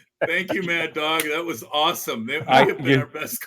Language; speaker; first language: English; native; English